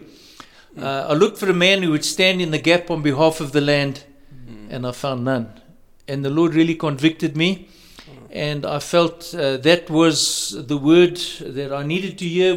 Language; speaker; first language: English; native; English